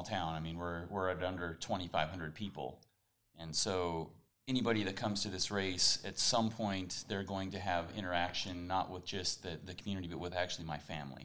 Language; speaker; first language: English; native; English